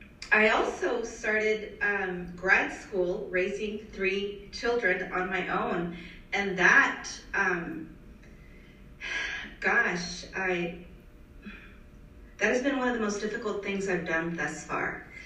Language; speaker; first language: English; early bilingual, other home language; Spanish